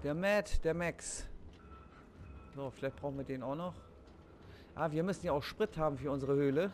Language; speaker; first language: German; native; German